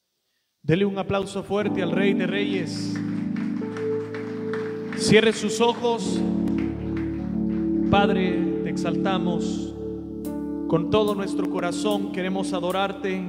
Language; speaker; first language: Spanish; native; Spanish